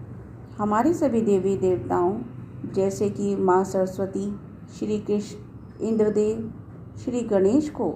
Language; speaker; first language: Hindi; native; Hindi